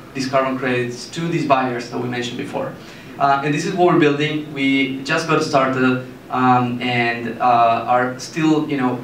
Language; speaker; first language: English; non-native, fluent; Spanish